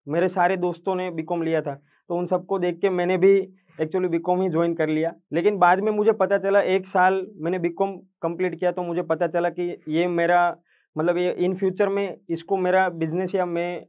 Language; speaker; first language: Hindi; non-native, local second language; Gujarati